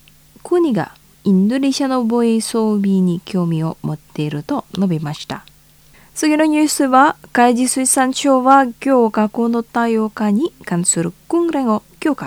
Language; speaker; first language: Japanese; non-native, fluent; Indonesian